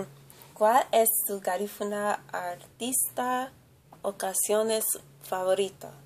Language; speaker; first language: Spanish; early bilingual, heritage; English